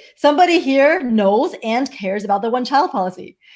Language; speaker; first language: English; early bilingual, other home language; Chinese